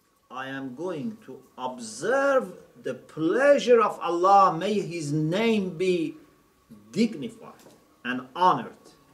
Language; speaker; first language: English; non-native, fluent; Persian